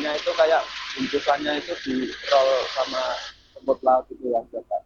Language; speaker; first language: Indonesian; native; Indonesian